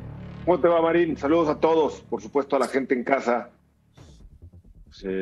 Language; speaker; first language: Spanish; native; Spanish